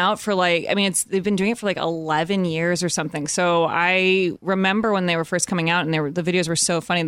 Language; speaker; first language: English; native; English